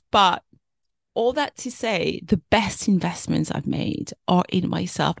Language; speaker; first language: English; early bilingual, other home language; French